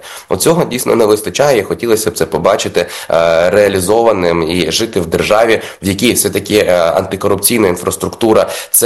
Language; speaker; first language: Ukrainian; native; Ukrainian